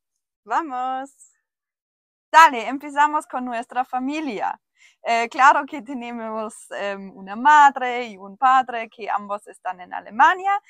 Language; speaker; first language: Spanish; non-native, fluent; German